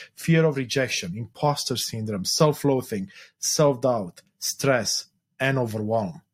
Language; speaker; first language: English; non-native, fluent; Romanian